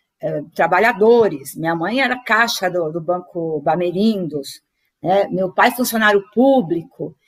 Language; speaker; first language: Portuguese; native; Portuguese